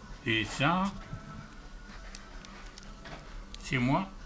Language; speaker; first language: French; non-native, fluent; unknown